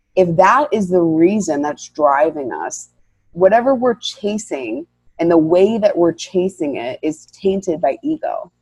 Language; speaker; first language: English; native; English